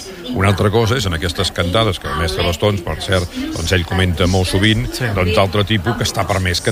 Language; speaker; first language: Catalan; native; Catalan